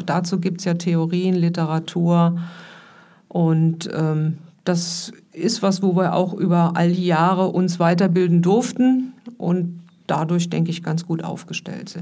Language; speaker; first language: German; native; German